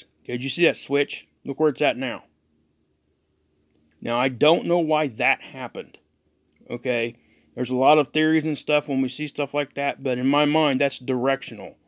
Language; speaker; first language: English; native; English